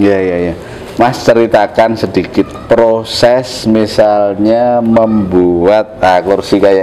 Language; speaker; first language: Indonesian; native; Indonesian